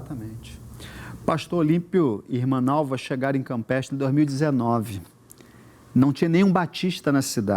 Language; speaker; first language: Portuguese; native; Portuguese